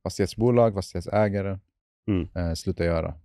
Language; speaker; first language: Swedish; non-native, fluent; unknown